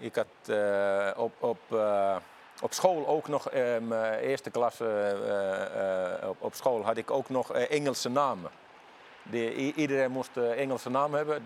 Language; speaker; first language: Dutch; non-native, fluent; Finnish